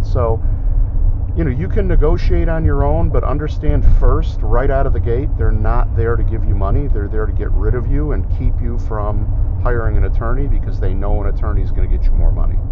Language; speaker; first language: English; native; English